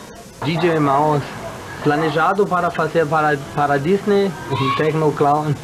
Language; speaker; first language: Portuguese; non-native, fluent; German